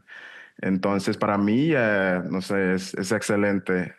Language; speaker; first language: Spanish; non-native, fluent; English